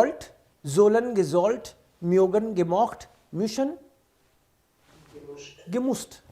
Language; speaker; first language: German; non-native, fluent; Hindi